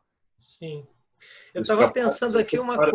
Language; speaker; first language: Portuguese; native; Portuguese